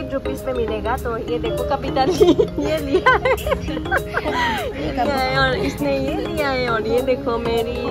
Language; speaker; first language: Hindi; non-native, local second language; Assamese